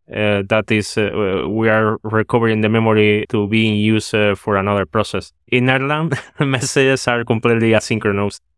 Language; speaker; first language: English; non-native, fluent; Spanish